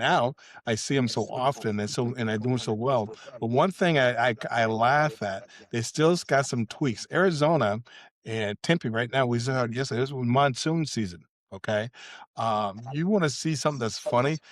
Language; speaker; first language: English; native; English